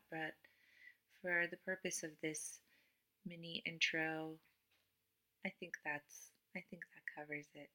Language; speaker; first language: English; non-native, fluent; Romanian